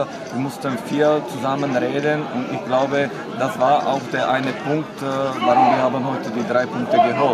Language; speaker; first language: German; non-native, fluent; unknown